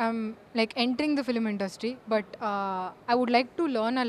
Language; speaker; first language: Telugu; non-native, learner; Kannada